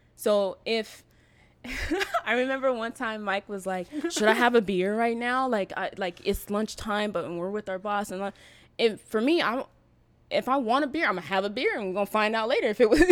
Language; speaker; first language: English; native; English